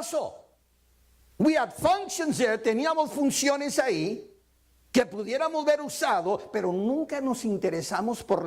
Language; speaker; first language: Spanish; early bilingual, heritage; Spanish